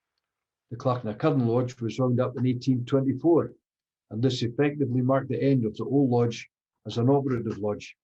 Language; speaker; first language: English; native; English